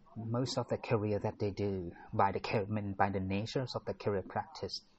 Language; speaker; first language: English; non-native, fluent; Thai